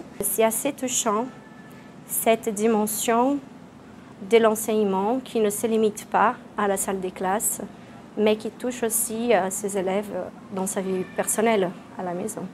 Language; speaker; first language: French; non-native, fluent; Portuguese